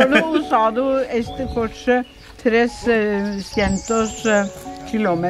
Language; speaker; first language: Spanish; non-native, learner; Norwegian